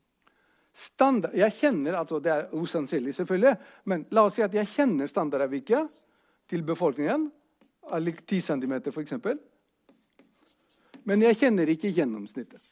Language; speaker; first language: Norwegian; non-native, fluent; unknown